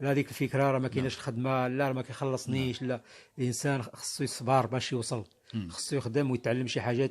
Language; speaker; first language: Arabic; native; Arabic